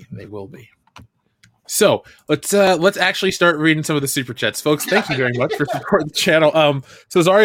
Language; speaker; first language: English; native; English